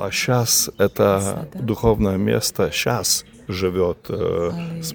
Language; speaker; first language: Russian; non-native, fluent; Lithuanian